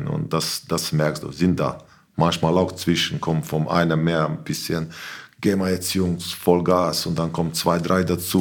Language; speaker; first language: German; non-native, learner; Slovenian